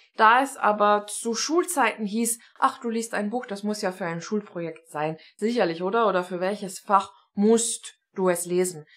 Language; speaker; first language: German; non-native, fluent; Estonian